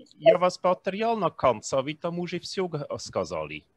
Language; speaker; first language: Russian; non-native, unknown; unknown